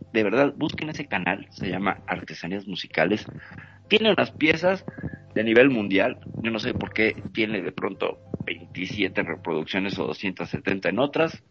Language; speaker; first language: Spanish; native; Spanish